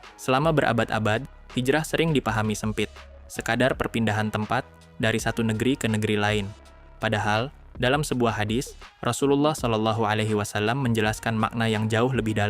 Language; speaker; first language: Indonesian; native; Indonesian